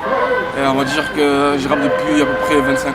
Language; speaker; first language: French; native; French